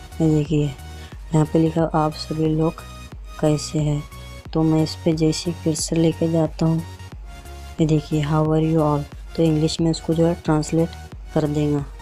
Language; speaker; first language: Hindi; native; Hindi